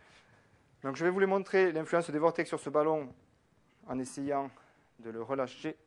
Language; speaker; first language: French; native; French